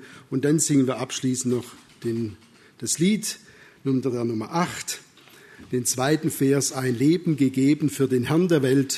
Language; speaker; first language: German; native; German